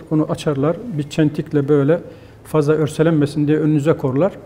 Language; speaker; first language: Turkish; native; Turkish